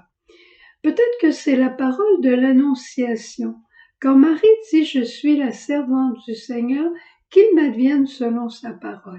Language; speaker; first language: French; native; French